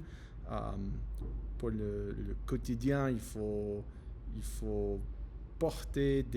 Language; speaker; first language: French; non-native, learner; English